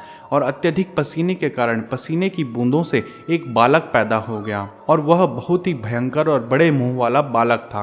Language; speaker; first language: Hindi; native; Hindi